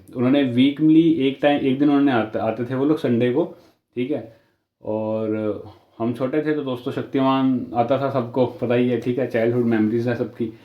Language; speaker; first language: Hindi; native; Hindi